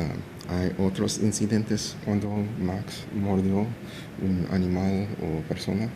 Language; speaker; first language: Spanish; early bilingual, heritage; English